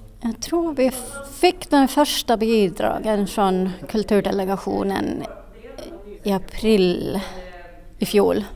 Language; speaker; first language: Swedish; non-native, fluent; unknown